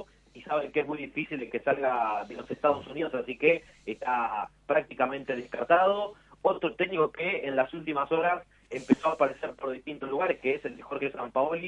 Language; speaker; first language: Spanish; native; Spanish